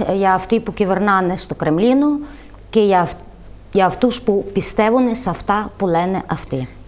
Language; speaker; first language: Greek; non-native, fluent; Ukrainian